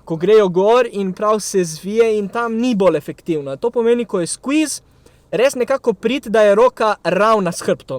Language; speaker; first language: Slovenian; native; Slovenian